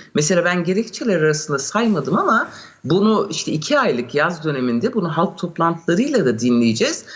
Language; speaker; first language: Turkish; non-native, local second language; Kurdish